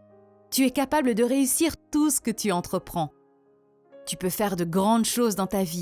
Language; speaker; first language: French; native; French